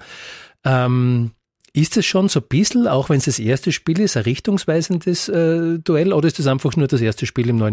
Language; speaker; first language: German; native; German